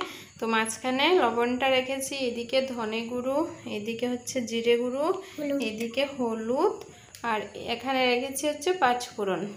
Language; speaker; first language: Bangla; native; Bangla